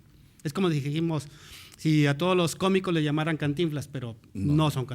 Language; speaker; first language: Spanish; native; Spanish